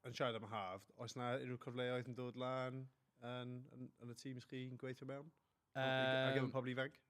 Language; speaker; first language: Welsh; non-native, local second language; English